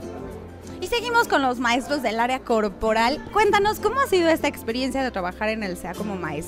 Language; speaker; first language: Spanish; native; Spanish